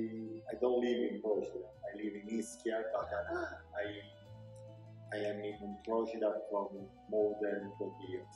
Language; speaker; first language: English; non-native, learner; Italian